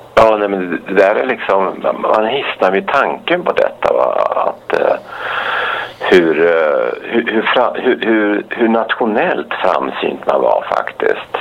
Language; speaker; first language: Swedish; native; Swedish